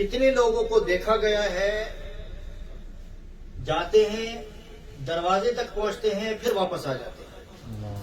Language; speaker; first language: Urdu; native; Urdu